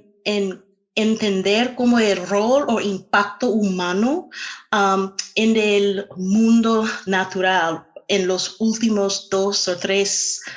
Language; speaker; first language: Spanish; non-native, fluent; English